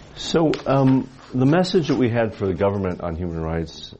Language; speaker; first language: English; native; English